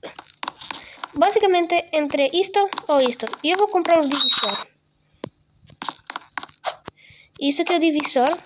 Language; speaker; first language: Spanish; non-native, learner; Portuguese